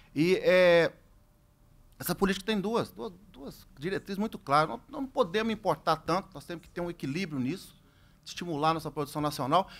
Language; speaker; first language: Portuguese; native; Portuguese